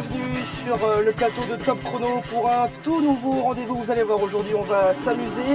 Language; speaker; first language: French; native; French